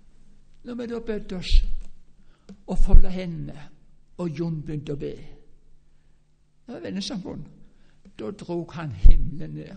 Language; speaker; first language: Norwegian; native; Norwegian